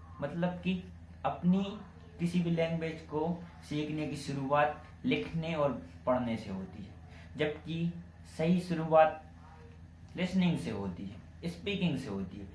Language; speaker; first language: Hindi; native; Hindi